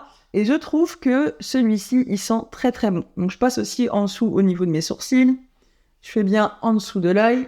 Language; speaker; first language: French; native; French